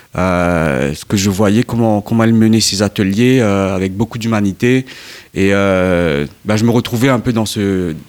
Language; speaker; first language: French; non-native, local second language; Morisyen